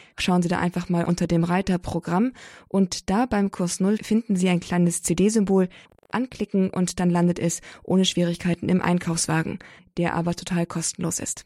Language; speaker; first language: German; native; German